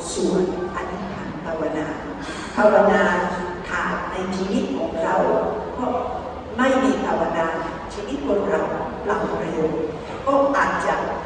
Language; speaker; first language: Thai; non-native, fluent; Spanish